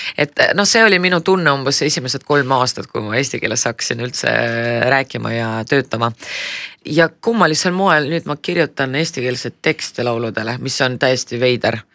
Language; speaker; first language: Estonian; non-native, local second language; Russian